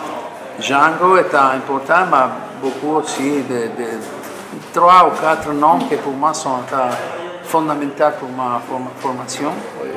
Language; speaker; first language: French; non-native, fluent; Italian